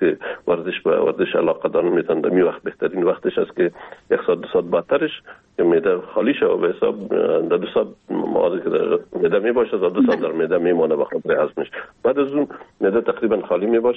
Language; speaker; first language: Persian; native; Persian